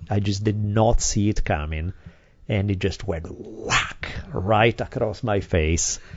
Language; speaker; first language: English; non-native, fluent; Italian